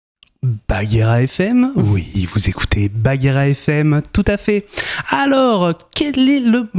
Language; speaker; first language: French; native; French